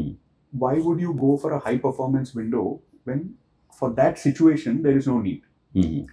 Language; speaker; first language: English; non-native, local second language; Hindi